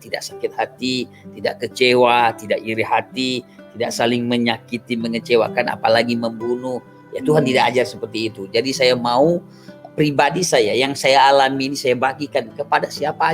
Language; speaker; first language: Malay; non-native, local second language; Achinese